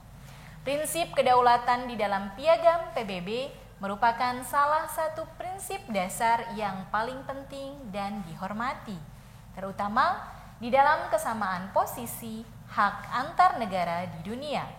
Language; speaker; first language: Indonesian; native; Indonesian